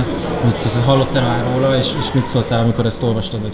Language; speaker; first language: Hungarian; native; Hungarian